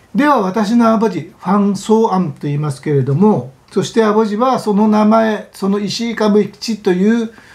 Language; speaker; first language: Japanese; native; Japanese